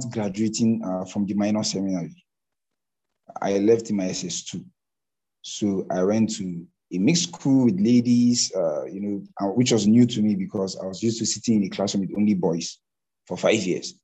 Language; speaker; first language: English; non-native, local second language; Hausa